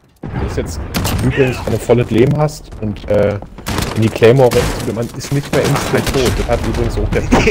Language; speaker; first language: German; native; German